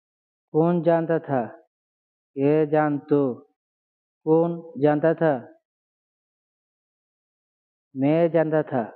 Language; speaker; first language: Hindi; non-native, fluent; Bangla